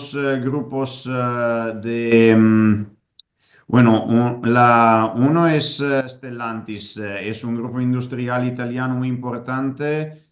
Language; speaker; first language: Spanish; non-native, fluent; Italian